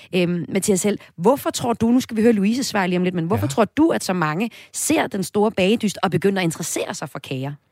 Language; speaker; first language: Danish; native; Danish